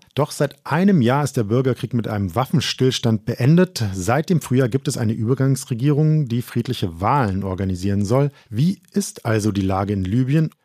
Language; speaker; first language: German; native; German